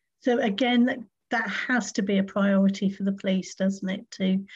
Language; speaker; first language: English; native; English